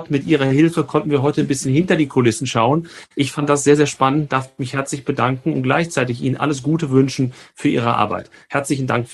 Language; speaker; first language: German; native; German